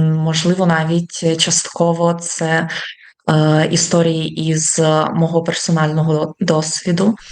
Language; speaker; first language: Ukrainian; native; Ukrainian